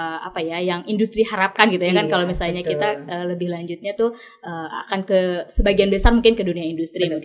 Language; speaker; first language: Indonesian; native; Indonesian